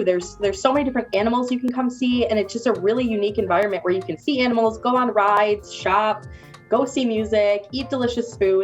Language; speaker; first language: English; native; English